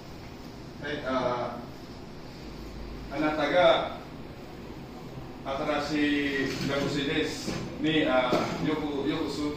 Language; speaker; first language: Japanese; non-native, learner; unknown